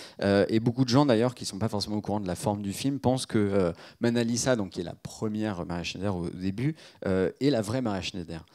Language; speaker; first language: French; native; French